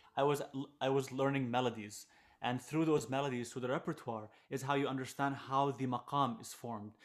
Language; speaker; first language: English; non-native, fluent; Arabic